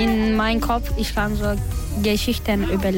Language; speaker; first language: German; non-native, learner; Turkish